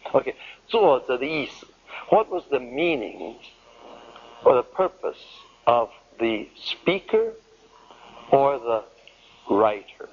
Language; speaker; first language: English; native; English